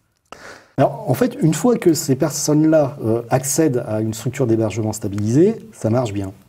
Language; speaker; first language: French; native; French